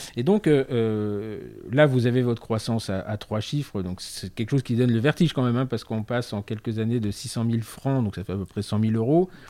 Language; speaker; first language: French; native; French